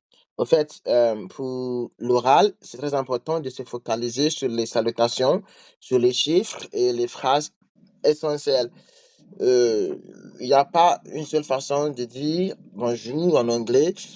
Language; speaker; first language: French; non-native, learner; English